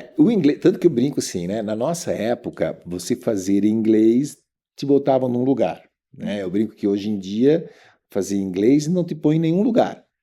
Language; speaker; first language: Portuguese; native; Portuguese